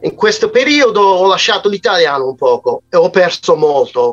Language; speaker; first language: Italian; non-native, fluent; English